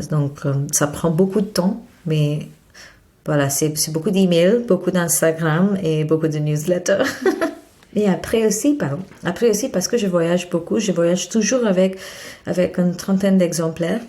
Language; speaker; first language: French; non-native, fluent; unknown